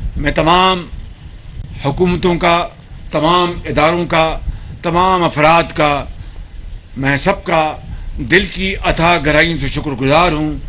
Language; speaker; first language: Urdu; non-native, local second language; Punjabi